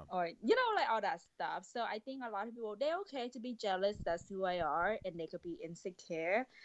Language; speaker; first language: English; non-native, fluent; Vietnamese